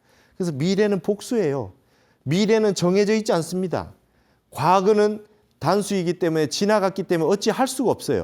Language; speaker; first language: Korean; native; Korean